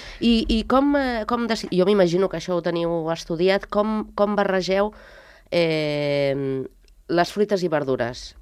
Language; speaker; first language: Catalan; native; Catalan